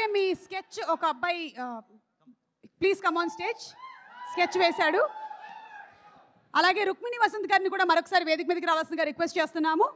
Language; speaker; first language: Telugu; native; Telugu